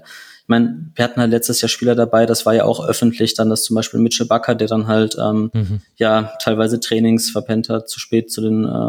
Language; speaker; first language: German; native; German